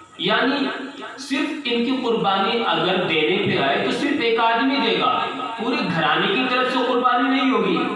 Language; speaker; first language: Urdu; native; Urdu